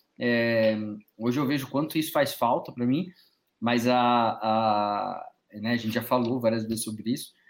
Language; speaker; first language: Portuguese; native; Portuguese